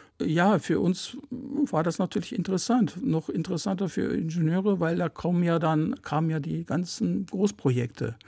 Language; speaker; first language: German; early bilingual, other home language; Turkish